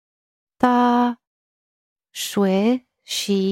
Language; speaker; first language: Chinese; non-native, learner; English